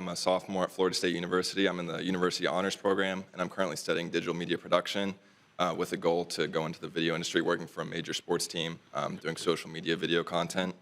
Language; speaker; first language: English; native; English